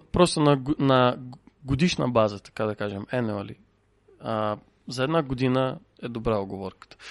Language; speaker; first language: Bulgarian; non-native, fluent; Russian